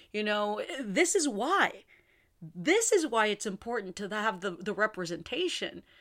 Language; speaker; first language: English; native; English